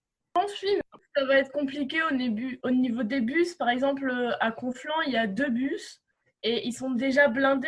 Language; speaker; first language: French; native; French